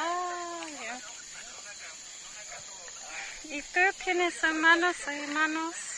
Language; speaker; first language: Spanish; non-native, learner; English